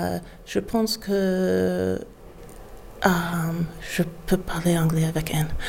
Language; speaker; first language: French; non-native, learner; English